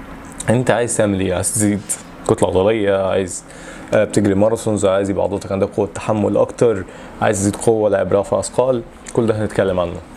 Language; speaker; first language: Arabic; native; Arabic